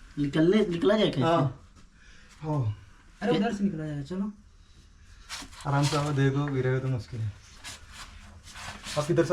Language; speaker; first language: Hindi; non-native, local second language; Malayalam